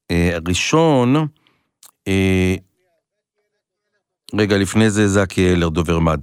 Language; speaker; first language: Hebrew; native; Hebrew